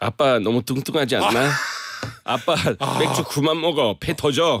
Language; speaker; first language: Korean; non-native, fluent; English